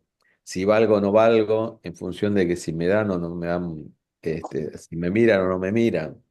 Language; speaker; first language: Spanish; native; Spanish